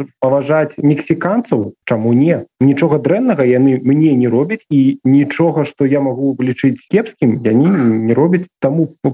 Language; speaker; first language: Belarusian; non-native, local second language; Russian